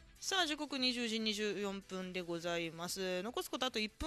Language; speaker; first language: Japanese; native; Japanese